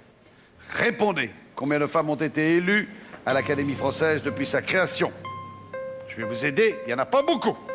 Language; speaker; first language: French; native; French